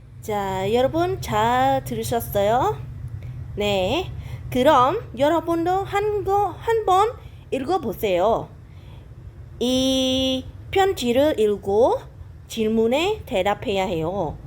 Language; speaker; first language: Korean; non-native, fluent; Khmer